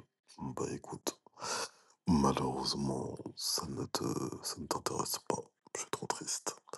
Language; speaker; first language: French; native; French